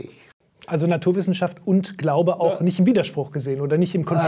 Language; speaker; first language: German; native; German